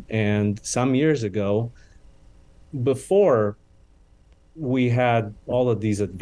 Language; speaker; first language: English; non-native, fluent; Romanian